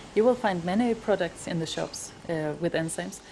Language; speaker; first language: English; non-native, fluent; Swedish